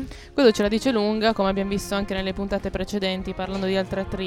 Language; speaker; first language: Italian; native; Italian